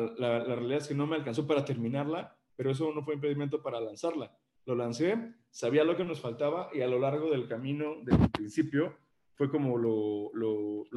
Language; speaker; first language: Spanish; native; Spanish